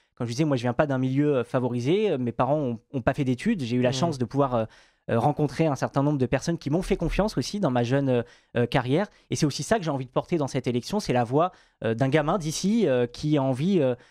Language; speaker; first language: French; native; French